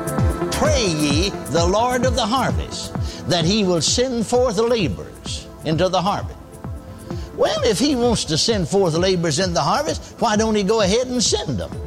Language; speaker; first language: English; native; English